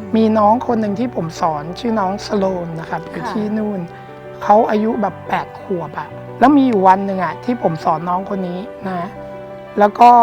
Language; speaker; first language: Thai; native; Thai